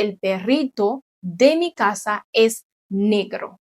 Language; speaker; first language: Spanish; non-native, fluent; Haitian Creole